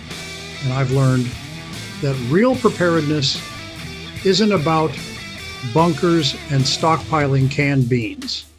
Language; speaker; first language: English; native; English